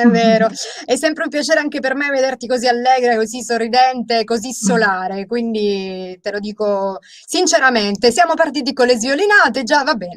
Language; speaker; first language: Italian; native; Italian